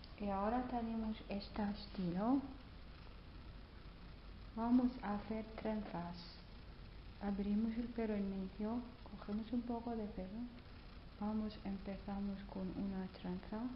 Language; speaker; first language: Spanish; non-native, fluent; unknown